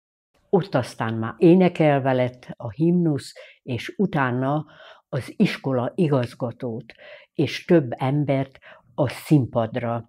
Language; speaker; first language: Hungarian; native; Hungarian